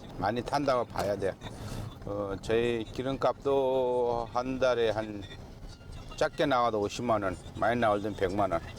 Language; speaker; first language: Korean; non-native, fluent; Nepali